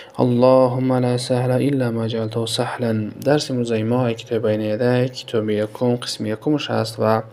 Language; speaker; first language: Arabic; non-native, fluent; Tajik